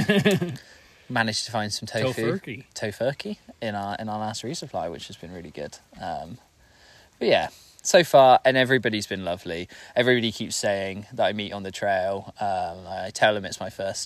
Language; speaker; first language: English; native; English